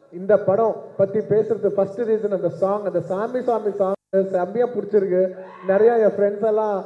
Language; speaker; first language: Tamil; non-native, local second language; Telugu